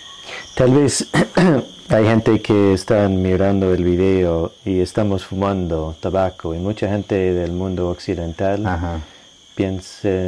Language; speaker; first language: Spanish; non-native, fluent; English